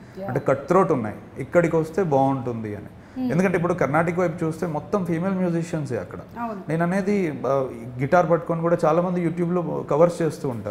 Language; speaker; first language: Telugu; native; Telugu